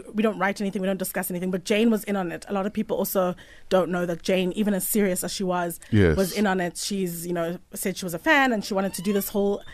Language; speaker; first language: English; native; English